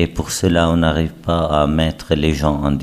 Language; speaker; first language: French; non-native, fluent; Arabic